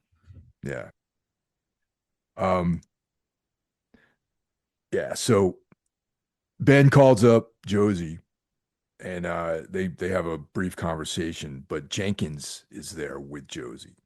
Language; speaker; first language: English; native; English